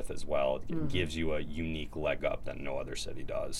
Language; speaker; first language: English; native; English